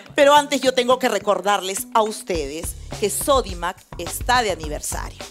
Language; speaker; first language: Spanish; native; Spanish